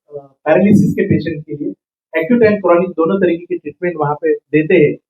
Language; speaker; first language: Hindi; non-native, local second language; Marathi